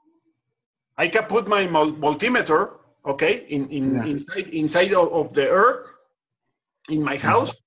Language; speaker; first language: English; non-native, learner; Spanish